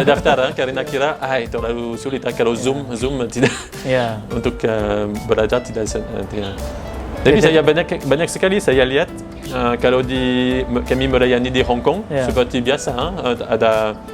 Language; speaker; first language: Indonesian; non-native, fluent; French